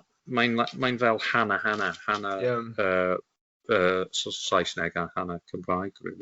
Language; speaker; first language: Welsh; non-native, local second language; English